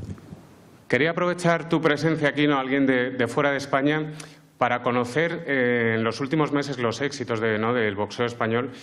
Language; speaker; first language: Spanish; native; Spanish